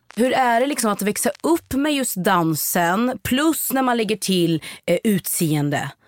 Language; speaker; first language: Swedish; native; Swedish